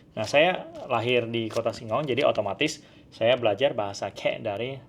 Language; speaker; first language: Indonesian; non-native, local second language; Min Nan Chinese